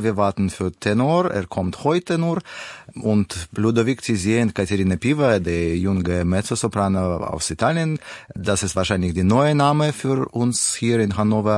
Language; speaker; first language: German; non-native, learner; Russian